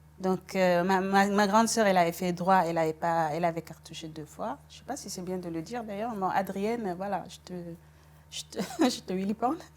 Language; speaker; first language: French; non-native, local second language; Wolof